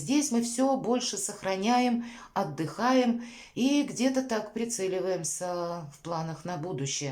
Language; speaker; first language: Russian; native; Russian